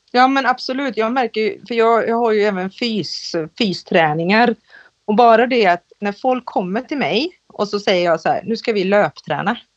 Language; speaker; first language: Swedish; native; Swedish